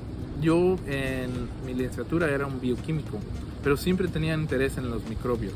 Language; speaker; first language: Spanish; early bilingual, heritage; Spanish